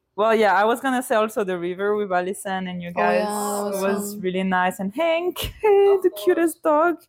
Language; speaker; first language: English; non-native, fluent; French